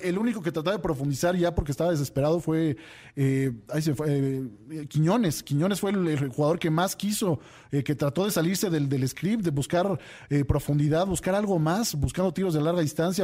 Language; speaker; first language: Spanish; native; Spanish